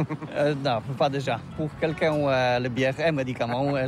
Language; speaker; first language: French; non-native, learner; Polish